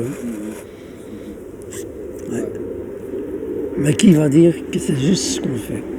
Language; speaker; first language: French; non-native, local second language; Dutch